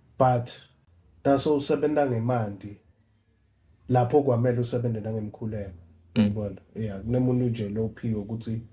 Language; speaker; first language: Zulu; non-native, local second language; Swati